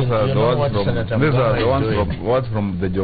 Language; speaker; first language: English; non-native, local second language; Kikuyu